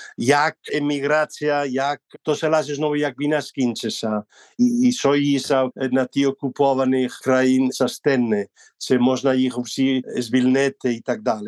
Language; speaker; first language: Ukrainian; non-native, learner; Spanish